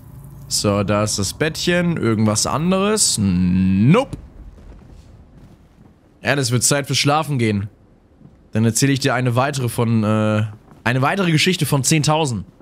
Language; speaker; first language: German; native; German